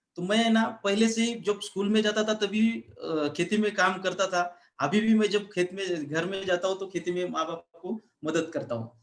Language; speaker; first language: Hindi; non-native, local second language; Marathi